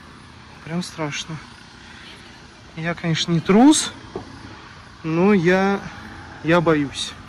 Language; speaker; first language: Russian; native; Russian